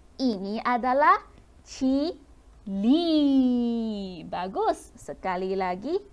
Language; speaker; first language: Malay; non-native, local second language; Chinese